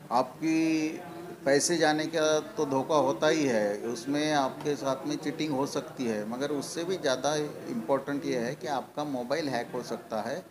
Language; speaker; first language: Hindi; non-native, local second language; Marathi